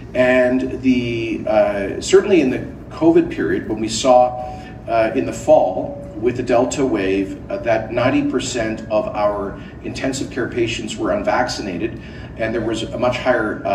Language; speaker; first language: English; native; English